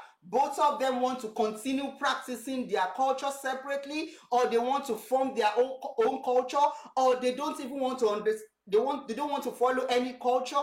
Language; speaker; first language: English; non-native, local second language; Yoruba